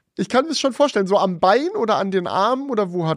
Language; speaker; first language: German; native; German